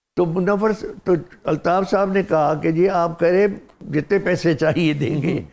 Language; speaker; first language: Urdu; non-native, local second language; Sindhi